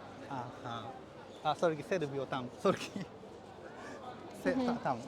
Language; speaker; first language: Polish; non-native, learner; Japanese